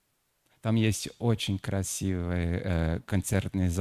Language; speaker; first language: Russian; non-native, fluent; Portuguese